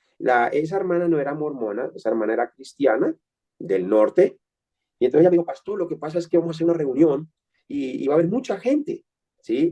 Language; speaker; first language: Spanish; native; Spanish